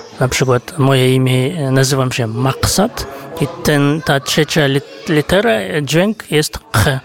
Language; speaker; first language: Polish; non-native, fluent; Kazakh